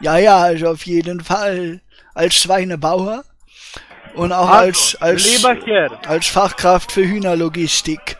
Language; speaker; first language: German; native; German